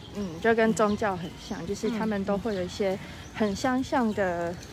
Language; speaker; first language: Chinese; native; Chinese